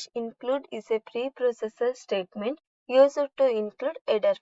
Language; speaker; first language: English; non-native, local second language; Kannada